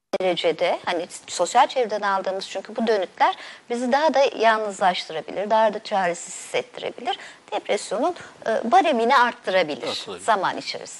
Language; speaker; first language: Turkish; native; Turkish